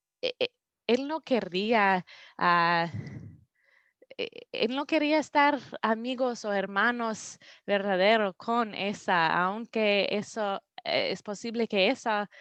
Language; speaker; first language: Spanish; non-native, learner; English